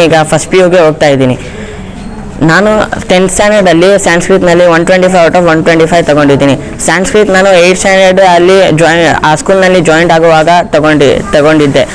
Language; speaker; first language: Kannada; non-native, local second language; Urdu